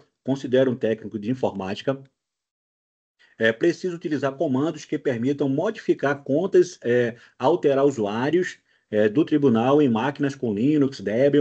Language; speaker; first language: Portuguese; native; Portuguese